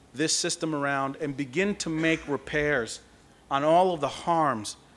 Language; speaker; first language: English; early bilingual, other home language; Kabuverdianu